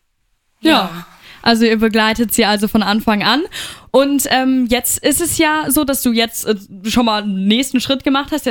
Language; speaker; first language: German; native; German